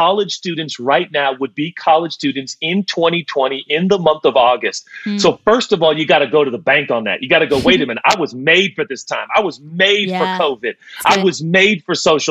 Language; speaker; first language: English; native; English